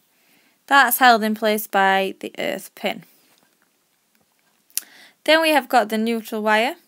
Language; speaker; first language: English; native; English